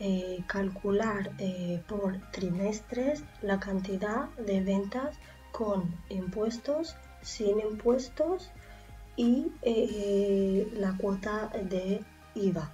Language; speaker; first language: Spanish; native; Spanish